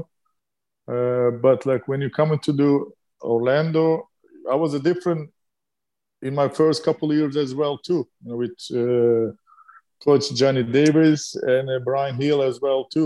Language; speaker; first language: English; non-native, fluent; Turkish